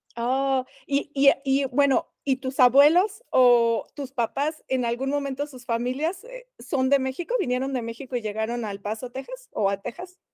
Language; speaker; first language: Spanish; native; Spanish